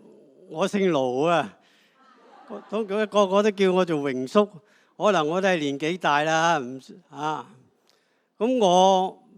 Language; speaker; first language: Cantonese; native; Cantonese